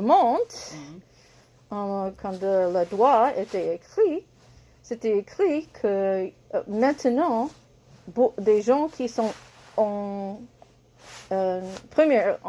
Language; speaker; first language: French; non-native, learner; English